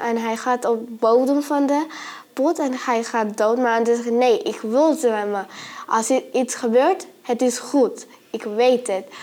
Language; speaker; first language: Dutch; early bilingual, other home language; Marathi